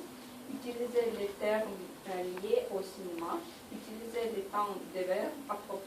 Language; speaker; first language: French; non-native, learner; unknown